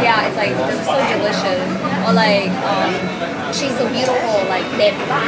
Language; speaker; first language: English; non-native, fluent; Vietnamese